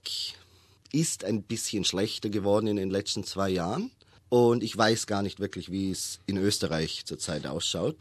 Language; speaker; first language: German; native; German